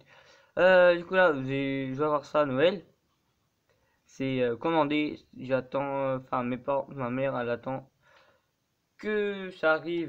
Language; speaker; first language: French; native; French